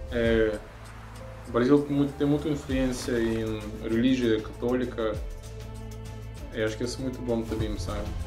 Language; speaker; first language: Portuguese; non-native, learner; Russian